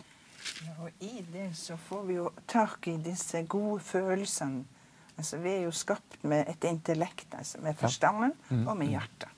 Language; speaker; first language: Norwegian; native; Norwegian